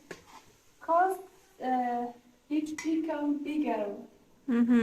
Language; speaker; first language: English; non-native, learner; Persian